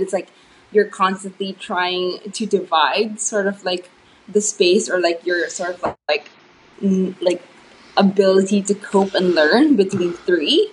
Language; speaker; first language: English; non-native, local second language; Filipino